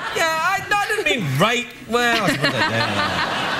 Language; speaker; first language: English; non-native, fluent; Spanish